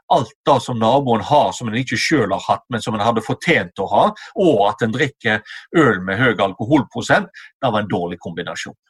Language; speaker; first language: Norwegian; native; Norwegian